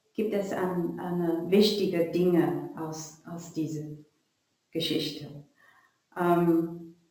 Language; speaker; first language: German; non-native, learner; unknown